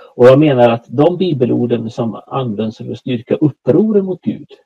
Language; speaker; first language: Swedish; native; Swedish